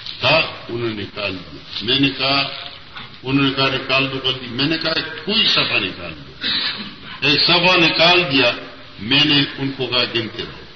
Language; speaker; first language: Urdu; non-native, local second language; Pashto